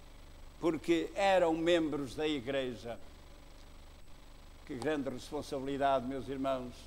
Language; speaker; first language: Portuguese; native; Portuguese